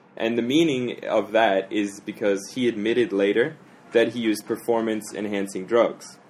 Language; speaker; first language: English; native; English